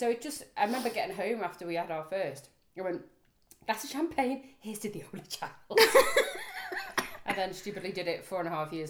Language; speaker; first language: English; native; English